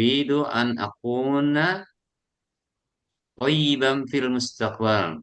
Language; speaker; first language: Arabic; non-native, learner; Indonesian